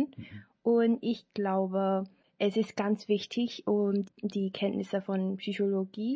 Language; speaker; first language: German; non-native, learner; Chinese